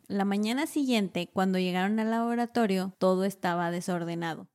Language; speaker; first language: Spanish; native; Spanish